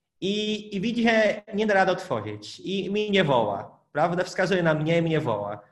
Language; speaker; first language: Polish; non-native, fluent; Portuguese